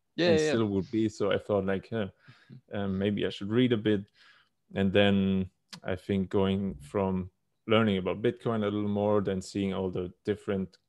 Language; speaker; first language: English; non-native, fluent; German